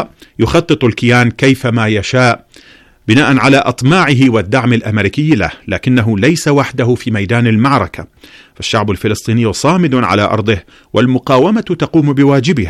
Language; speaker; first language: Arabic; native; Arabic